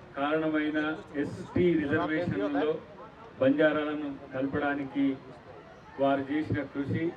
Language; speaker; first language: Telugu; native; Telugu